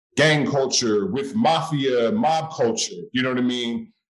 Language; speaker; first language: English; native; English